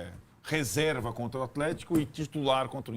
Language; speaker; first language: Portuguese; native; Portuguese